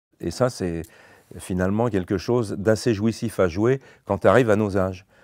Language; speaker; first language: French; native; French